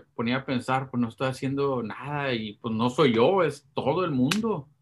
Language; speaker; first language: Spanish; early bilingual, heritage; Spanish